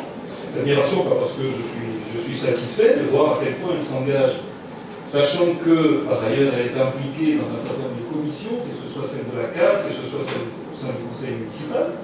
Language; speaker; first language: French; native; French